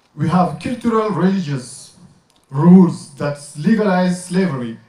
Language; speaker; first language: English; non-native, learner; French